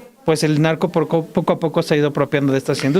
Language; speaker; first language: Spanish; native; Spanish